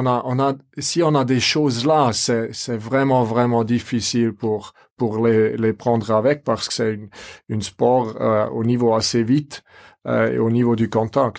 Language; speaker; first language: French; non-native, fluent; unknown